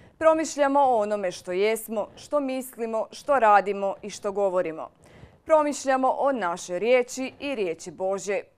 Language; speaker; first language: Croatian; native; Croatian